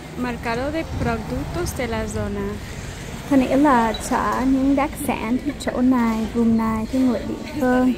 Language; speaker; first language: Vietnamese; non-native, fluent; English